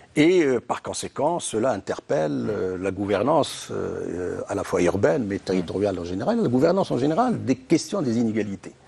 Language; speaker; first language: French; non-native, local second language; Arabic